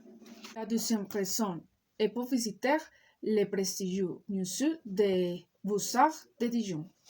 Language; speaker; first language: French; non-native, learner; Spanish